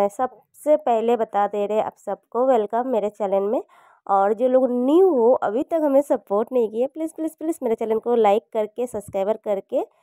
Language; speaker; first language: Hindi; non-native, local second language; Bangla